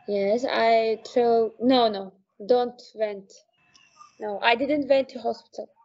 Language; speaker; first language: English; non-native, learner; Uzbek